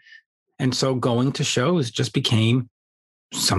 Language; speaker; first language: English; native; English